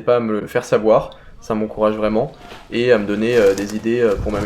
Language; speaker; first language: French; native; French